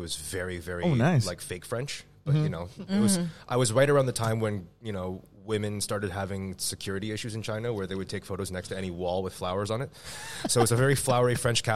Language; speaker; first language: English; non-native, fluent; Chinese